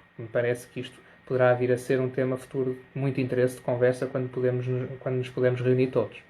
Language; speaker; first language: Portuguese; native; Portuguese